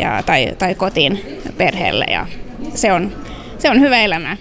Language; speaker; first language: Finnish; non-native, local second language; Swedish